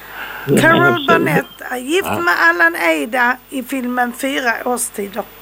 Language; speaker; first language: Swedish; native; Swedish